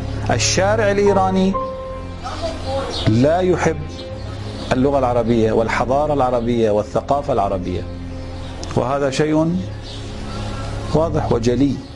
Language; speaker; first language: Arabic; non-native, fluent; Persian